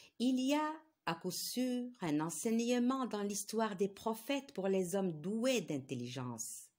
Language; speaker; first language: French; non-native, local second language; Arabic